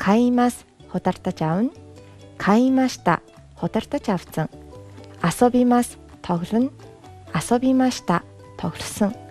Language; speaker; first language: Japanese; non-native, fluent; Mongolian